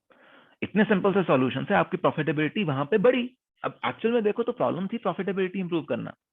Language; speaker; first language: Hindi; native; Hindi